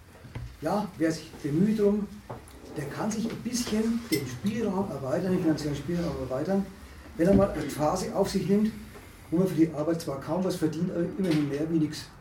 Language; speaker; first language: German; native; German